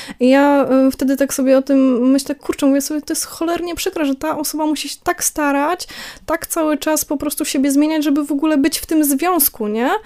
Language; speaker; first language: Polish; native; Polish